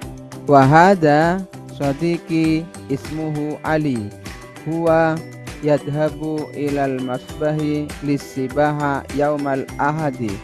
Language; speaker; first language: Arabic; non-native, fluent; Indonesian